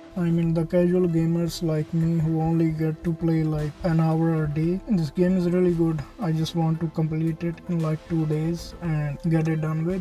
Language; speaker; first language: English; non-native, fluent; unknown